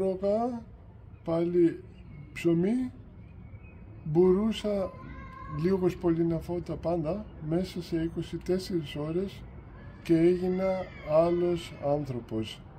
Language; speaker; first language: Greek; early bilingual, heritage; Greek